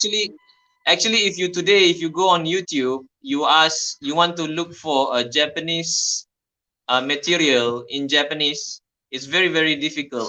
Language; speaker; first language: English; non-native, fluent; Malay